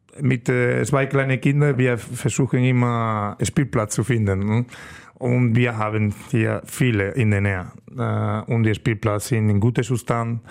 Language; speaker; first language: German; non-native, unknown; Spanish